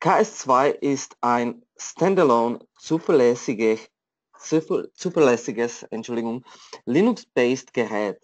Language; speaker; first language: German; non-native, fluent; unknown